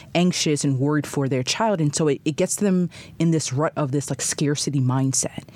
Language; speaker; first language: English; native; English